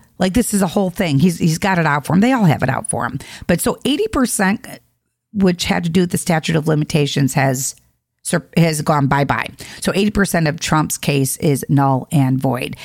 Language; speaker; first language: English; native; English